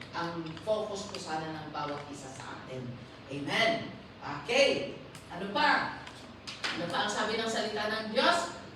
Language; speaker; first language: Filipino; non-native, local second language; Iloko